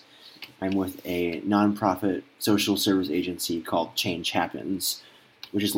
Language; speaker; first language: English; native; English